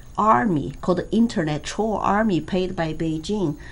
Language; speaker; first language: English; non-native, fluent; Chinese